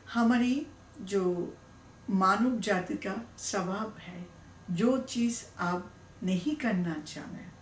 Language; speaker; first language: Hindi; non-native, learner; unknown